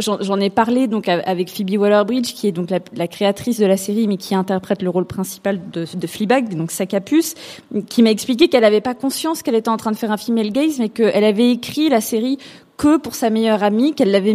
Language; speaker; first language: French; native; French